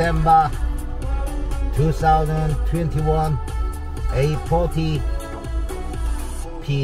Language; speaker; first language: English; non-native, learner; Korean